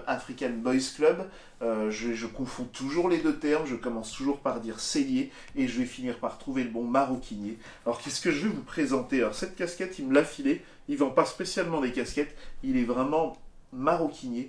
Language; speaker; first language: French; native; French